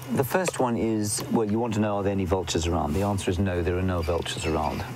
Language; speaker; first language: English; native; English